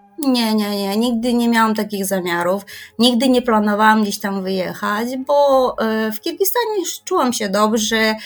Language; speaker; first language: Polish; non-native, fluent; Kyrgyz